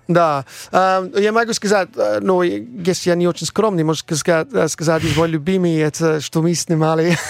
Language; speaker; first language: Russian; non-native, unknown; English